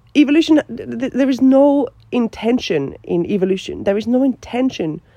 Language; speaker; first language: English; non-native, fluent; Finnish